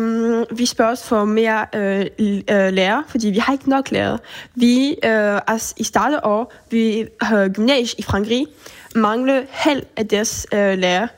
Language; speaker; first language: Danish; early bilingual, heritage; French